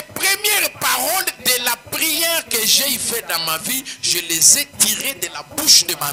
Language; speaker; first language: French; non-native, local second language; Swahili